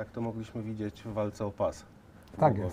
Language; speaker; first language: Polish; native; Polish